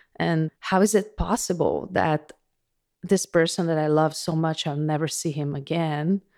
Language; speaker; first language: English; non-native, fluent; Portuguese